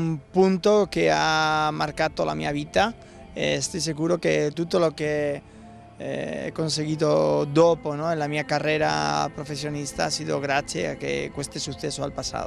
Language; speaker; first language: Italian; non-native, learner; Spanish